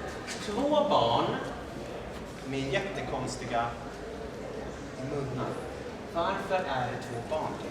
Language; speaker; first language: Swedish; native; Swedish